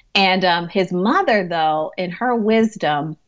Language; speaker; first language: English; native; English